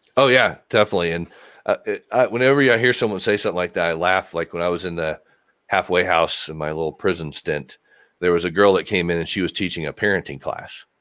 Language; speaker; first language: English; native; English